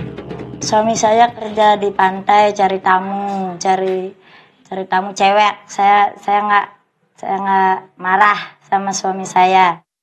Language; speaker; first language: Indonesian; non-native, local second language; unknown